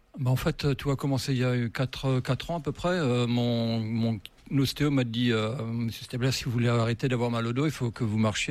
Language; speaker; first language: French; native; French